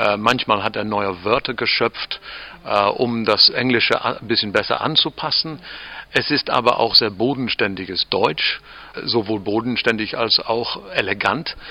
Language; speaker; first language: German; non-native, fluent; English